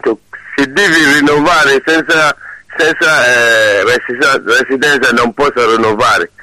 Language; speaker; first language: Italian; non-native, learner; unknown